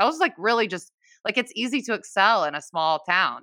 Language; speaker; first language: English; native; English